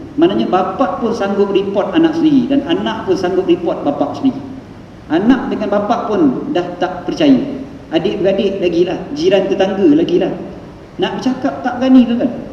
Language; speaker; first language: Malay; native; Malay